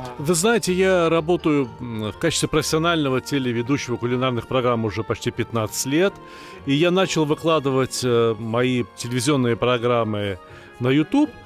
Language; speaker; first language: Russian; native; Russian